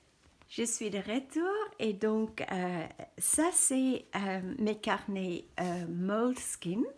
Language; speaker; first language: French; non-native, fluent; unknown